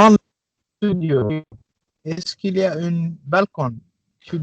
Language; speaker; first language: French; non-native, learner; English